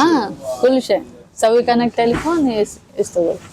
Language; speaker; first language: Arabic; non-native, learner; Telugu